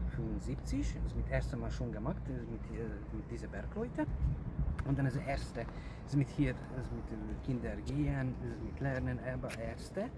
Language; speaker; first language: German; non-native, learner; Hungarian